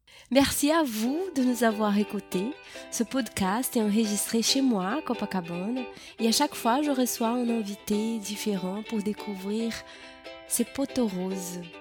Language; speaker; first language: French; non-native, fluent; Portuguese